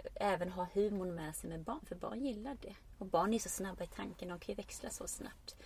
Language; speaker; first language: Swedish; non-native, fluent; Icelandic